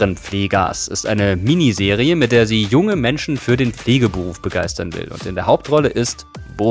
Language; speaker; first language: German; native; German